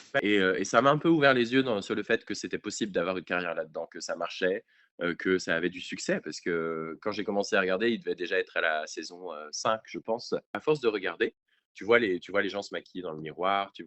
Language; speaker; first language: French; native; French